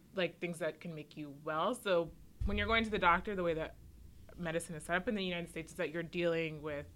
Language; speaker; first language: English; native; English